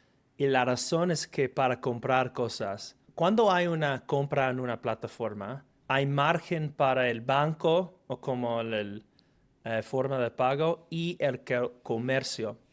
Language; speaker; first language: Spanish; non-native, fluent; English